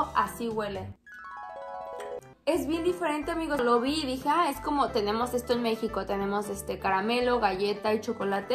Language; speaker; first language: Spanish; native; Spanish